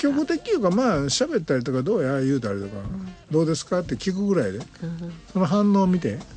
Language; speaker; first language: Japanese; native; Japanese